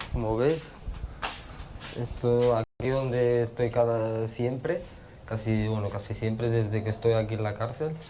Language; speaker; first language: Spanish; early bilingual, other home language; Arabic